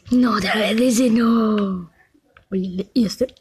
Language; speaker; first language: Spanish; native; Spanish